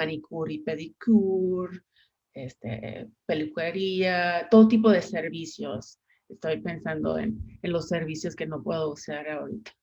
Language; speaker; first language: Spanish; non-native, fluent; English